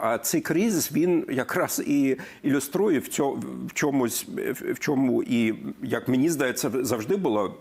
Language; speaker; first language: Ukrainian; non-native, fluent; German